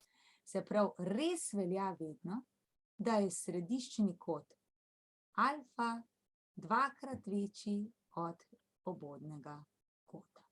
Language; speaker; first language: Slovenian; native; Slovenian